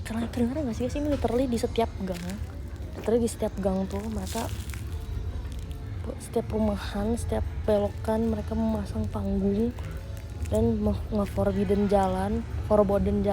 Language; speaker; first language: Indonesian; native; Indonesian